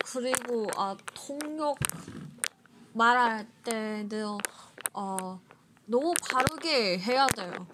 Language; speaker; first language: Korean; non-native, learner; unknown